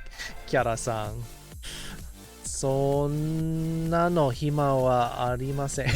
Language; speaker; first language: Japanese; non-native, fluent; English